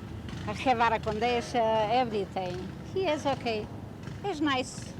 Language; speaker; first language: English; non-native, learner; Portuguese